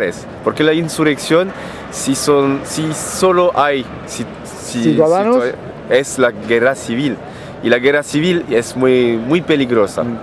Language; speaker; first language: Spanish; non-native, fluent; French